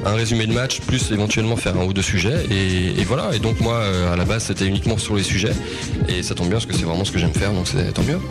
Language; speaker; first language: French; native; French